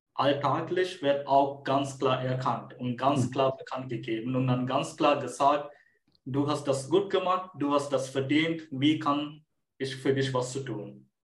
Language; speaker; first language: German; non-native, fluent; Sinhala